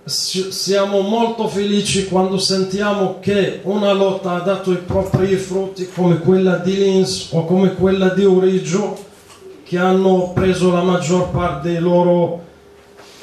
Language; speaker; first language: Italian; non-native, fluent; Arabic